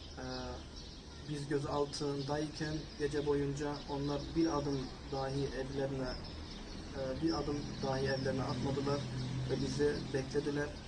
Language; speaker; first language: Turkish; early bilingual, heritage; Turkish